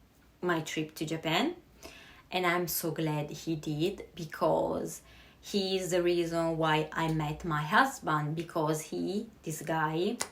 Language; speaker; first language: English; non-native, fluent; Italian